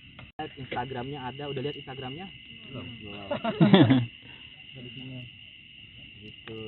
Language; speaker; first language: Indonesian; non-native, local second language; Sundanese